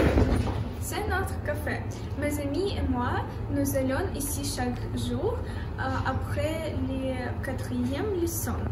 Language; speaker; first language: French; non-native, learner; Russian